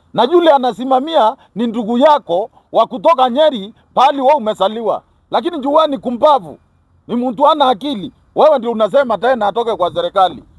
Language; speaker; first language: Swahili; non-native, local second language; Kikuyu